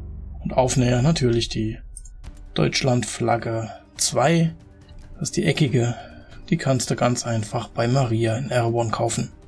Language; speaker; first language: German; native; German